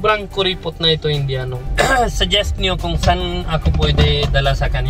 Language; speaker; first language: Filipino; non-native, learner; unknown